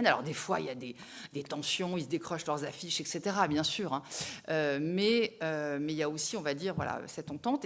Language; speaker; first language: French; native; French